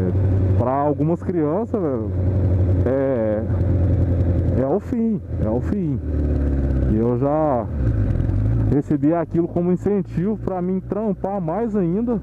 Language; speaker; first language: Portuguese; native; Portuguese